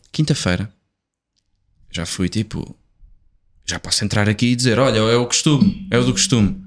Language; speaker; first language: Portuguese; native; Portuguese